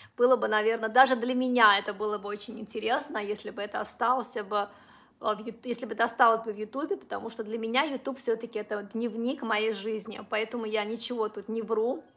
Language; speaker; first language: Russian; non-native, local second language; Uzbek